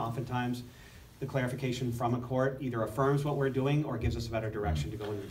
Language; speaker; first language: English; native; English